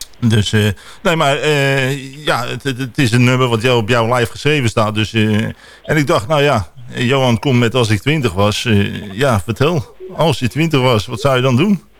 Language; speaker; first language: Dutch; native; Dutch